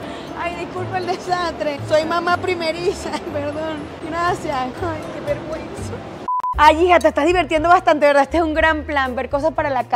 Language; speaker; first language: Spanish; native; Spanish